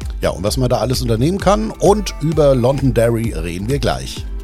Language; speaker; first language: German; native; German